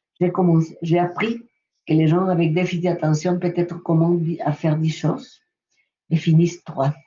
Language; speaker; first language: French; non-native, fluent; Spanish